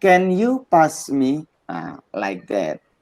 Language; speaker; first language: English; non-native, learner; Indonesian